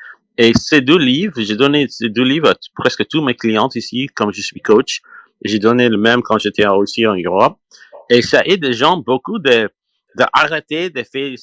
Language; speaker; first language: French; non-native, learner; English